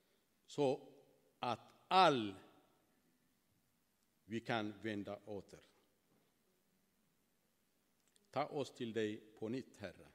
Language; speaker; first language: Swedish; non-native, fluent; Tigrinya